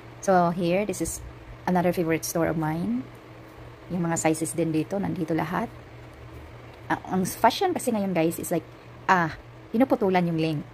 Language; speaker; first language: Filipino; non-native, local second language; Cebuano